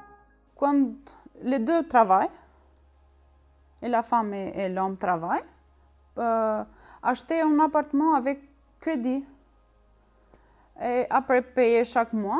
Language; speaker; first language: French; non-native, learner; Albanian